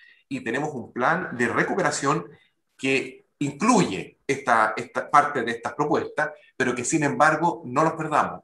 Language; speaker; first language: Spanish; native; Spanish